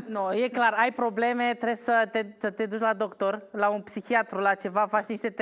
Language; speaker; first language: Romanian; native; Romanian